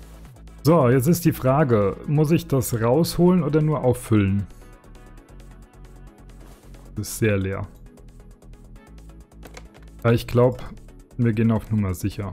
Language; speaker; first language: German; native; German